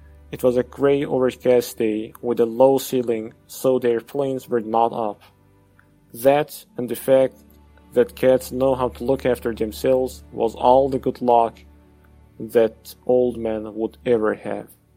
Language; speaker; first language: English; non-native, fluent; Azerbaijani